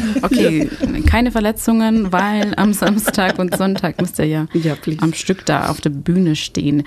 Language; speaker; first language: German; non-native, fluent; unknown